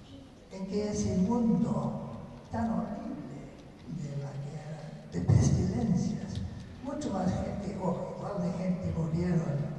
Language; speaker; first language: Spanish; non-native, fluent; English